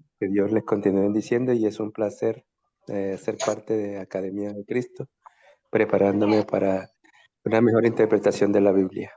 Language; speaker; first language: Spanish; native; Spanish